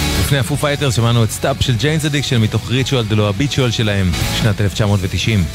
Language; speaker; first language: Hebrew; native; Hebrew